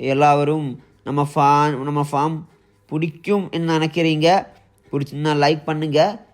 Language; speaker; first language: Tamil; non-native, local second language; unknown